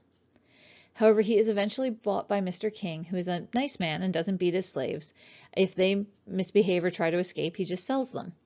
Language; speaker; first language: English; native; English